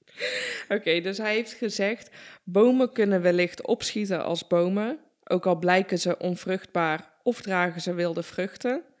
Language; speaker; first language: Dutch; early bilingual, other home language; Persian